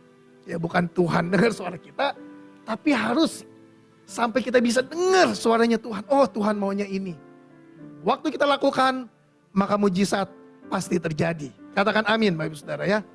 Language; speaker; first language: Indonesian; native; Indonesian